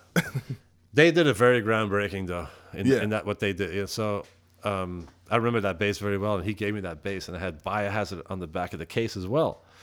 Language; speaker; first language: English; non-native, fluent; Dutch